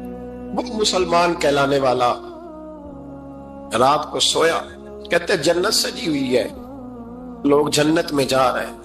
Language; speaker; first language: Urdu; native; Urdu